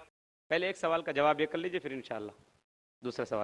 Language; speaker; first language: Hindi; native; Hindi